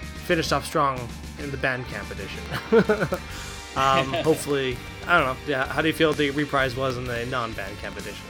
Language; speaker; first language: English; native; English